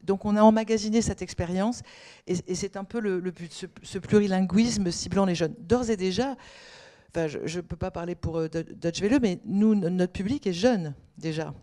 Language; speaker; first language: French; native; French